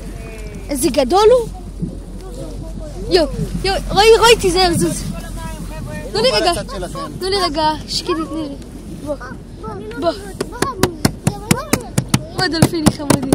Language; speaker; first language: Hebrew; native; Hebrew